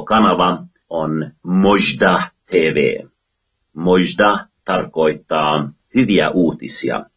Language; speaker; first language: Finnish; non-native, fluent; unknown